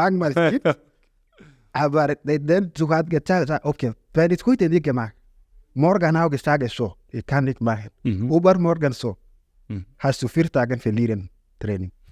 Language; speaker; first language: German; non-native, learner; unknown